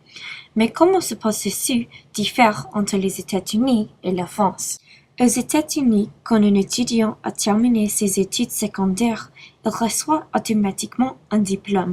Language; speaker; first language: French; non-native, learner; English